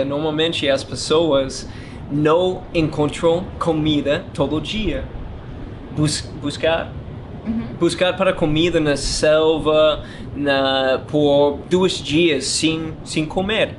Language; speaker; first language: Portuguese; non-native, learner; English